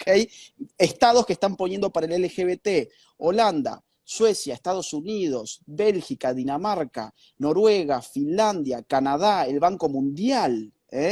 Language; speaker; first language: Spanish; native; Spanish